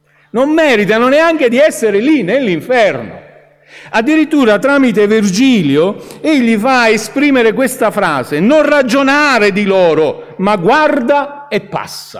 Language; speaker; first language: Italian; native; Italian